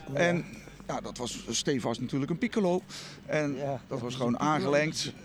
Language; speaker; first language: Dutch; native; Dutch